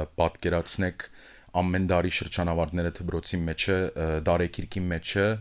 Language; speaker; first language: Armenian; early bilingual, heritage; Armenian